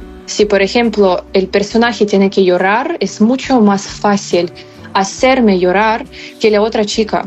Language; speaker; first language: Spanish; non-native, fluent; Ukrainian